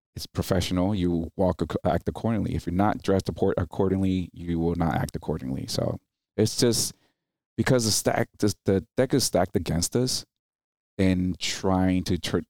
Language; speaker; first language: English; early bilingual, other home language; Spanish